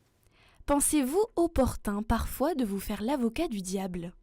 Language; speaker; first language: French; native; French